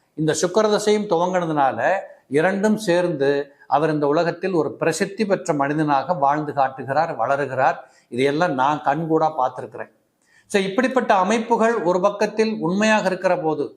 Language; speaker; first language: Tamil; native; Tamil